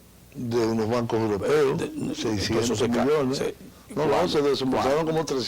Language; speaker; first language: Spanish; native; Spanish